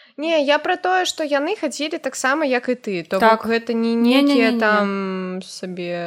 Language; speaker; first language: Belarusian; non-native, local second language; Russian